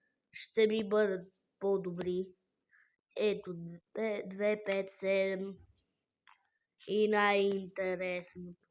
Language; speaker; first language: Bulgarian; native; Bulgarian